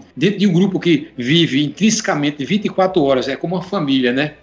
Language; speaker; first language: Portuguese; native; Portuguese